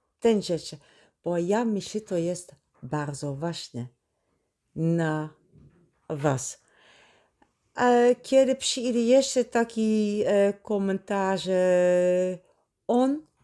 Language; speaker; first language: Polish; non-native, learner; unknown